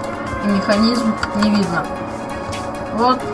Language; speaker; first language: Russian; native; Russian